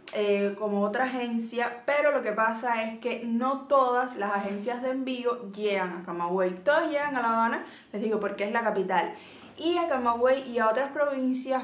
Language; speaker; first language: Spanish; native; Spanish